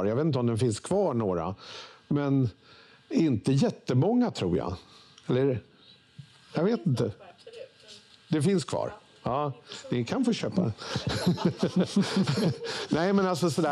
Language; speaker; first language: Swedish; native; Swedish